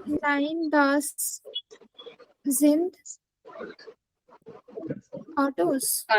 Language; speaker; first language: German; non-native, learner; Hindi